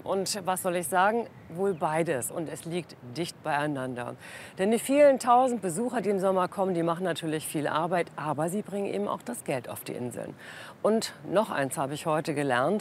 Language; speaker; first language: German; native; German